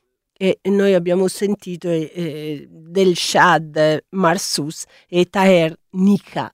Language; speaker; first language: Italian; native; Italian